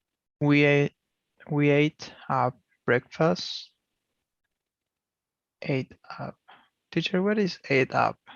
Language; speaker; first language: English; non-native, learner; Portuguese